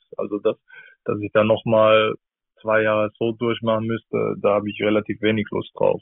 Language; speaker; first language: German; native; German